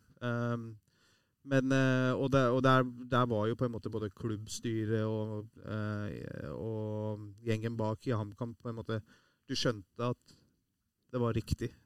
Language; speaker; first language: Norwegian; early bilingual, other home language; Persian